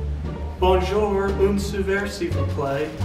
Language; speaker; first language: French; non-native, learner; English